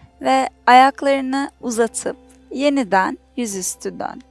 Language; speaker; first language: Turkish; native; Turkish